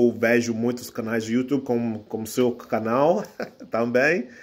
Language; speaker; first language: Portuguese; non-native, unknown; English